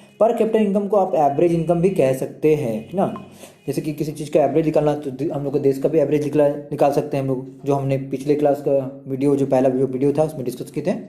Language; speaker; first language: Hindi; native; Hindi